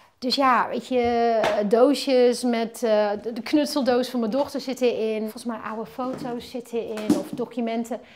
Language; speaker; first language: Dutch; non-native, fluent; English